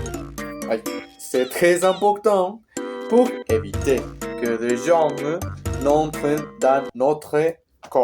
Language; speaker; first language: French; non-native, learner; Spanish